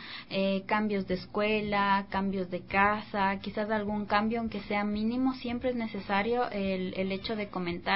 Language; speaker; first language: Spanish; native; Spanish